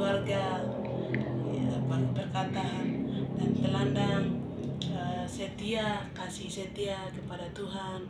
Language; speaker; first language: Indonesian; non-native, local second language; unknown